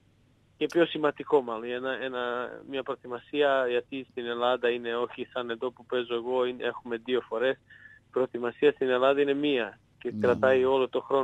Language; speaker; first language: Greek; non-native, fluent; Serbian